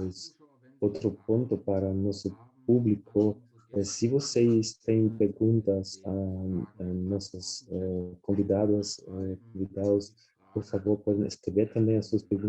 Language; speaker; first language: Portuguese; non-native, fluent; German